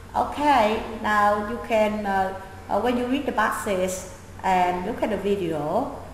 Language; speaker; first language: English; non-native, fluent; Vietnamese